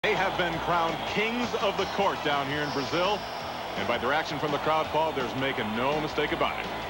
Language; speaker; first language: English; native; English